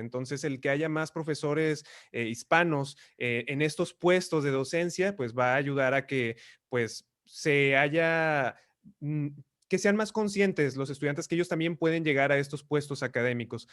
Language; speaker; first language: Spanish; native; Spanish